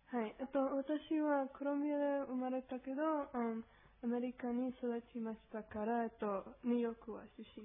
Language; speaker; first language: Japanese; non-native, learner; Spanish